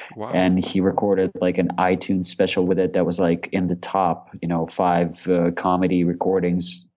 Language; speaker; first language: English; non-native, fluent; Russian